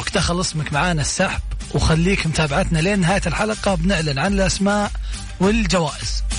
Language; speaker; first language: Arabic; native; Arabic